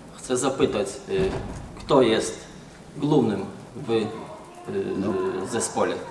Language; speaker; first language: Polish; non-native, learner; Ukrainian